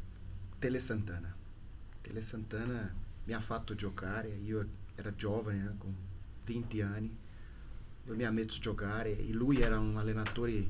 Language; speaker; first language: Italian; non-native, learner; Portuguese